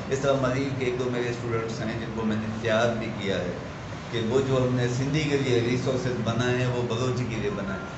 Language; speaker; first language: Urdu; non-native, local second language; Sindhi